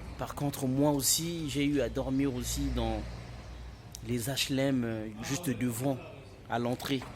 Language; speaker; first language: French; non-native, local second language; Lingala